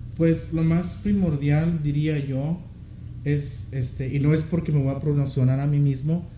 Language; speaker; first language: Spanish; early bilingual, heritage; Spanish